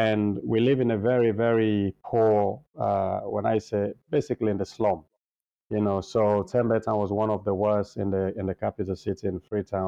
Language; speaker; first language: English; non-native, local second language; Krio